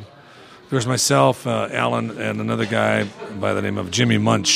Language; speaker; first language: English; native; English